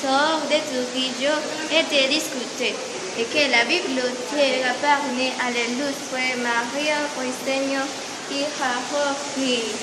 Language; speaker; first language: French; non-native, learner; Spanish